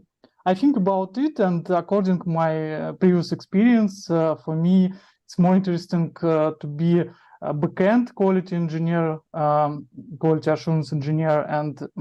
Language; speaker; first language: English; non-native, learner; Russian